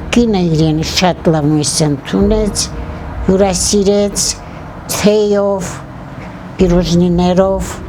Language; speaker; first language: Armenian; native; Armenian